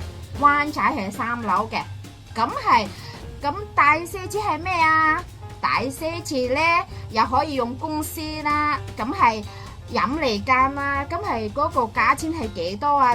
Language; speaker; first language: Cantonese; non-native, fluent; Indonesian